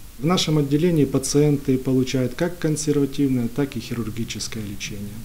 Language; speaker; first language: Russian; native; Russian